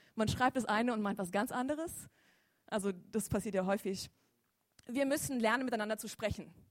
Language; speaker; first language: German; native; German